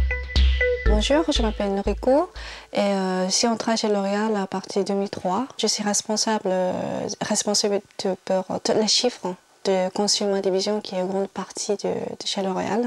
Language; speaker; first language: French; non-native, fluent; Japanese